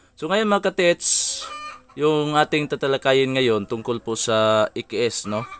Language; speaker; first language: Filipino; non-native, local second language; Cebuano